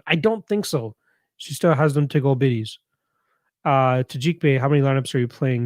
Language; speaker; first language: English; native; English